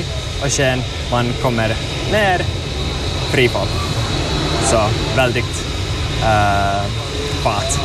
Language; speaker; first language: Swedish; non-native, learner; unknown